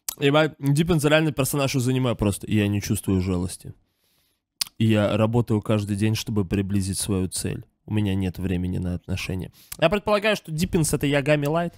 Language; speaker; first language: Russian; native; Russian